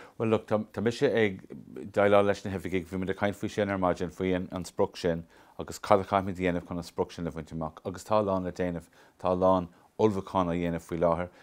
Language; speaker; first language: Irish; non-native, local second language; English